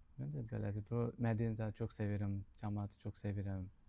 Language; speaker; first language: Azerbaijani; non-native, learner; Urdu